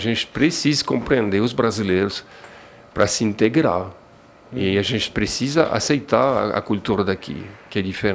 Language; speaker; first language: Portuguese; non-native, fluent; French